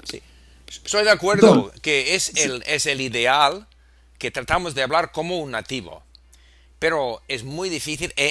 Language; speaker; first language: Spanish; non-native, fluent; English